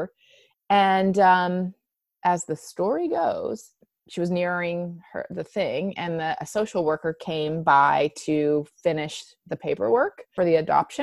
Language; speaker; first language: English; native; English